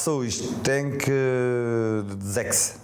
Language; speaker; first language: German; non-native, learner; Turkish